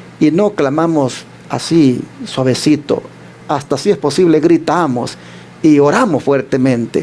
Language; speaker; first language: Spanish; native; Spanish